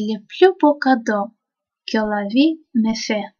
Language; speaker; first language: French; non-native, fluent; Russian